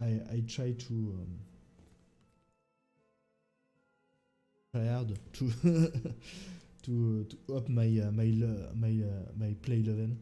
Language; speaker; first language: English; non-native, learner; French